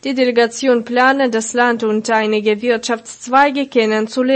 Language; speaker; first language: German; non-native, fluent; Russian